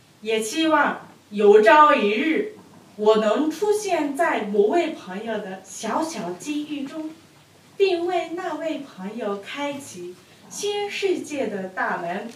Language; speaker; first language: Chinese; non-native, learner; Japanese